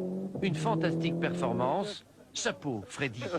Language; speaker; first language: French; native; French